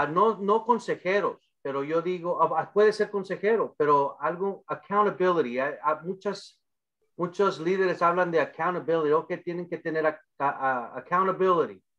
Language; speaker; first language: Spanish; early bilingual, other home language; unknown